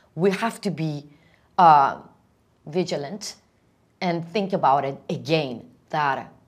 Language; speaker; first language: English; non-native, fluent; Persian